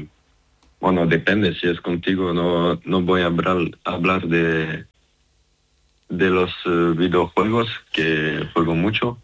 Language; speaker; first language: Spanish; non-native, learner; Serbian